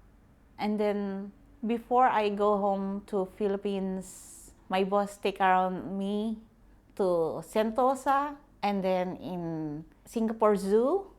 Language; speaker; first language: English; non-native, local second language; Filipino